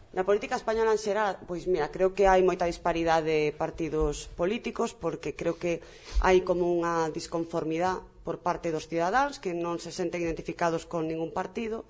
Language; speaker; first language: Galician; non-native, local second language; Spanish